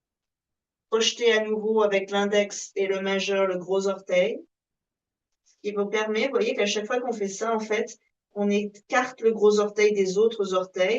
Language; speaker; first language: French; native; French